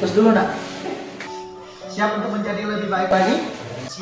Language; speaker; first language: Indonesian; native; Indonesian